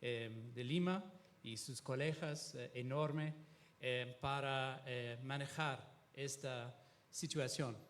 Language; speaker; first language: Spanish; non-native, fluent; Italian